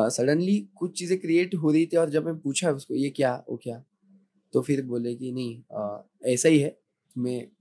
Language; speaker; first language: Hindi; non-native, local second language; Marathi